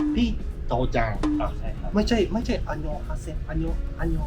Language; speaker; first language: Thai; non-native, learner; Japanese